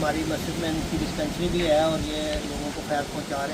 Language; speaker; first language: Hindi; non-native, local second language; Punjabi